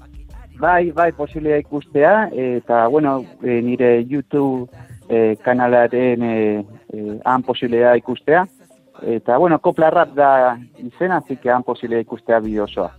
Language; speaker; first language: Basque; non-native, fluent; Spanish